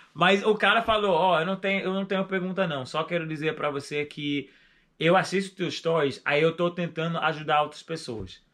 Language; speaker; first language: Portuguese; non-native, fluent; English